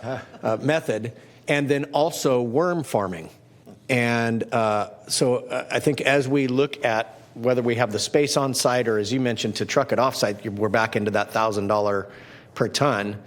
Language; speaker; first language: English; native; English